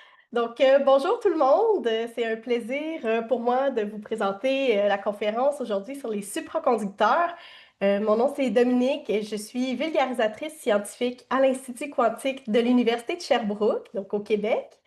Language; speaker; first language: French; native; French